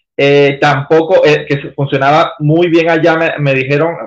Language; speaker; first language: Spanish; native; Spanish